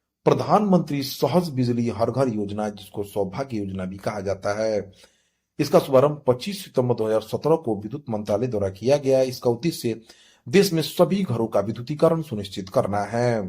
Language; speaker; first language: Hindi; native; Hindi